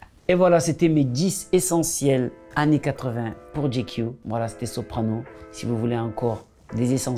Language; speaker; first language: French; native; French